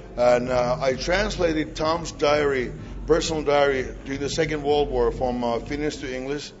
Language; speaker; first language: English; non-native, fluent; Finnish